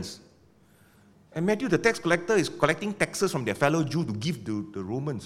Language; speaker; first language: English; non-native, local second language; Min Nan Chinese